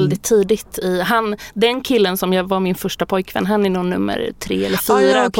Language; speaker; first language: Swedish; native; Swedish